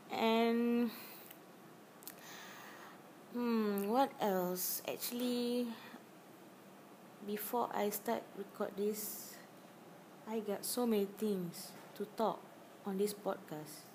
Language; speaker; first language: English; non-native, learner; Malay